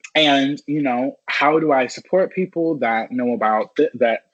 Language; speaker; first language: English; native; English